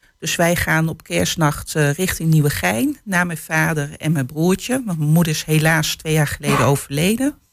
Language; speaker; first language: Dutch; native; Dutch